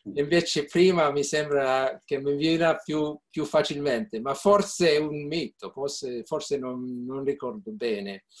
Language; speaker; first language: Italian; early bilingual, heritage; Italian